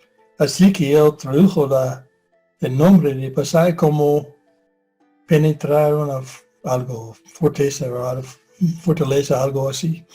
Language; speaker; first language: Spanish; non-native, fluent; English